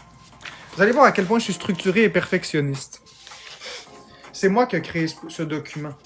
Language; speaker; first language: French; native; French